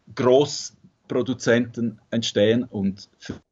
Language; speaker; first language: German; native; German